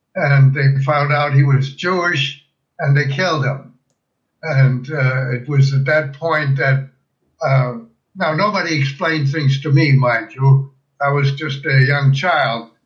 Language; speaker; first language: English; early bilingual, other home language; German